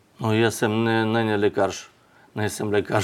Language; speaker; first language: Czech; non-native, learner; Russian